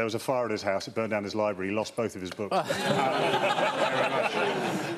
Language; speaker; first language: English; native; English